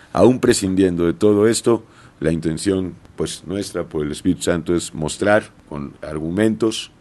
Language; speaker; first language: Spanish; native; Spanish